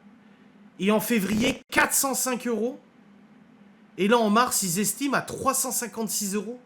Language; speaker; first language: French; native; French